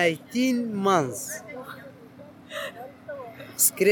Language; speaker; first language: English; non-native, learner; Arabic